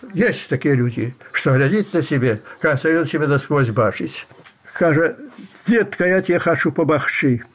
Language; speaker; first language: Russian; non-native, local second language; Belarusian